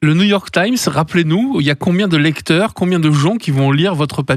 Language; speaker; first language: French; native; French